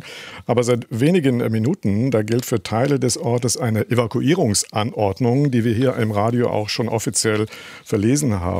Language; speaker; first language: German; native; German